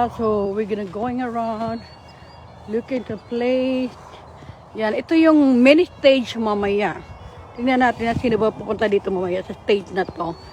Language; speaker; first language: Filipino; native; Filipino